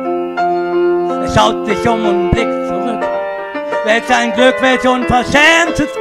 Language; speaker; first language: German; native; German